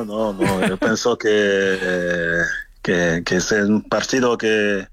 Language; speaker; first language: Spanish; non-native, fluent; French